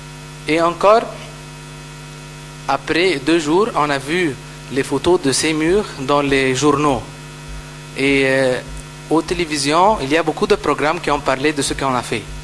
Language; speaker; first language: French; non-native, fluent; Arabic